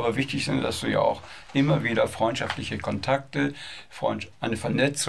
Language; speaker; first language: German; native; German